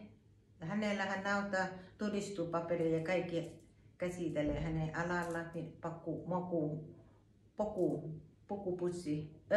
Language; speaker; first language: Finnish; non-native, learner; Thai